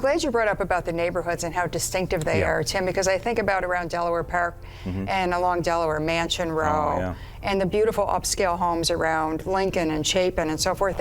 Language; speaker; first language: English; native; English